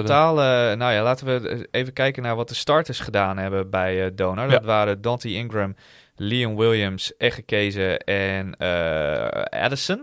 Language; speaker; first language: Dutch; native; Dutch